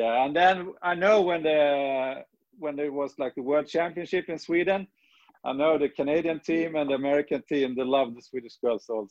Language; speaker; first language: English; non-native, fluent; Swedish